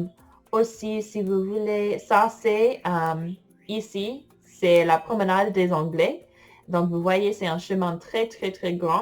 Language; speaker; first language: French; non-native, fluent; English